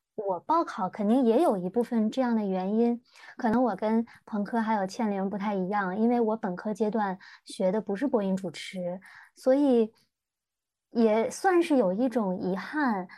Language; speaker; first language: Chinese; native; Chinese